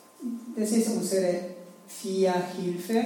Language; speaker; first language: German; non-native, learner; Spanish